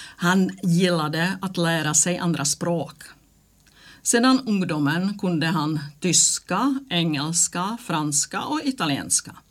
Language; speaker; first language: Swedish; non-native, fluent; Czech